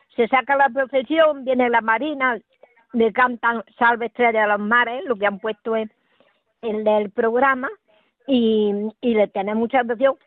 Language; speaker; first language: Spanish; native; Spanish